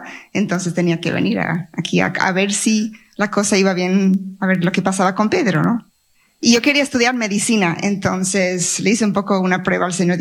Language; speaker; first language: Spanish; native; Spanish